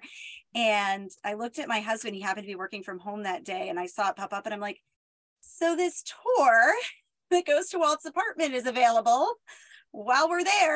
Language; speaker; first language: English; native; English